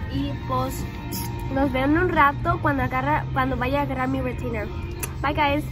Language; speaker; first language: Spanish; early bilingual, other home language; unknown